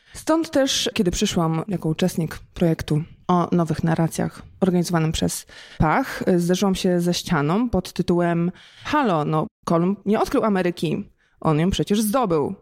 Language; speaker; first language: Polish; native; Polish